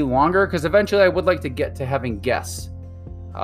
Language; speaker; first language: English; native; English